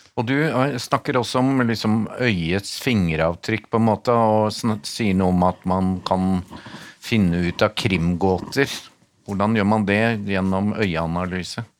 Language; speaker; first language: Norwegian; native; Norwegian